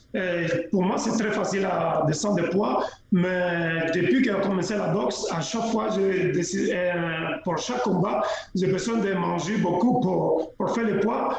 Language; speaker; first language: French; non-native, local second language; Spanish